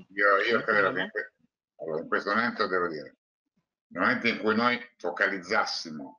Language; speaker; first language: Italian; native; Italian